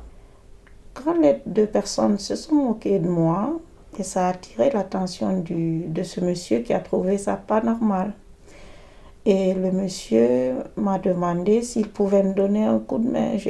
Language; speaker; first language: French; native; French